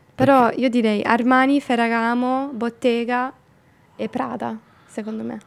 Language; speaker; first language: Italian; non-native, fluent; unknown